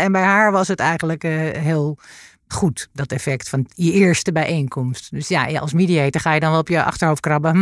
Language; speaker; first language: Dutch; native; Dutch